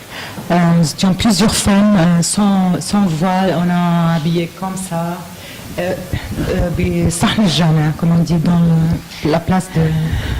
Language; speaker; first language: French; non-native, learner; Arabic